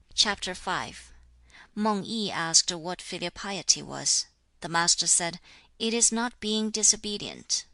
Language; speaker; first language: English; non-native, fluent; Chinese